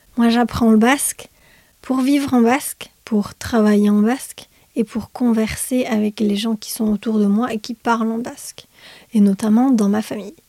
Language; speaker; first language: French; native; French